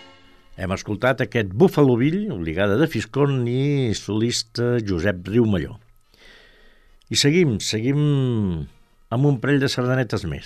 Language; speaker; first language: Catalan; native; Catalan